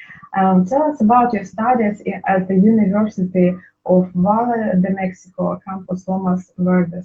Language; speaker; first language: English; non-native, learner; Russian